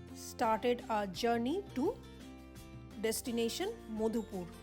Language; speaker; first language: English; non-native, local second language; Bangla